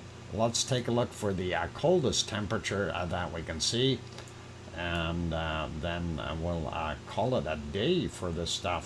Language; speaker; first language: English; native; English